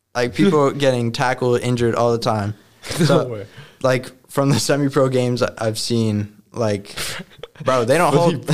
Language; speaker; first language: English; native; English